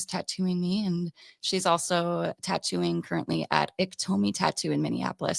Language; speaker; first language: English; native; English